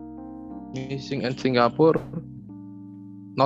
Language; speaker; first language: English; non-native, learner; Indonesian